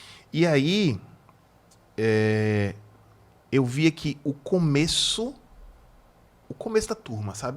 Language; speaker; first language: Portuguese; native; Portuguese